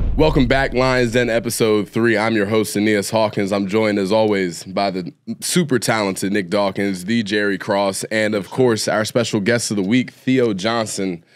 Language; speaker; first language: English; native; English